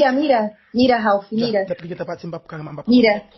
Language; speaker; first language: Spanish; non-native, learner; Portuguese